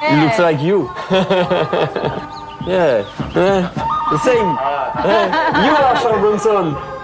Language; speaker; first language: English; non-native, learner; French